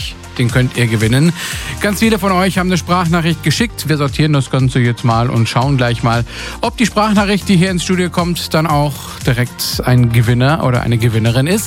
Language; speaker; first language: German; native; German